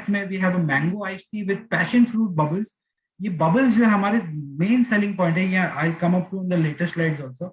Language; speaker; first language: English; non-native, local second language; Hindi